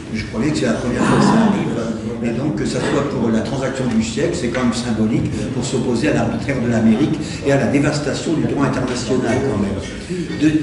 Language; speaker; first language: French; native; French